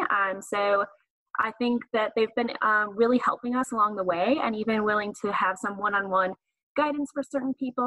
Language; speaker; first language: English; native; English